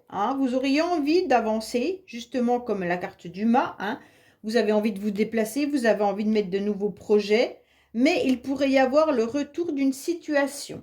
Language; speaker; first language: French; native; French